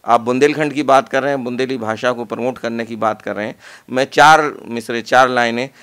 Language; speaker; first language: Hindi; native; Hindi